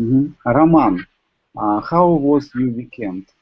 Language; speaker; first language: English; non-native, learner; Russian